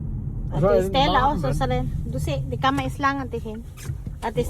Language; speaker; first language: Danish; non-native, learner; Filipino